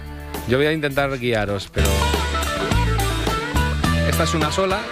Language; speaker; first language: Spanish; native; Spanish